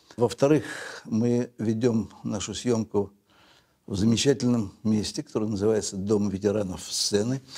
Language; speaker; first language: Russian; native; Russian